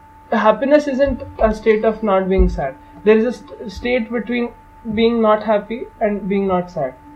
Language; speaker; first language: English; non-native, local second language; Marathi